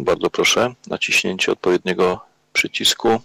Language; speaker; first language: Polish; native; Polish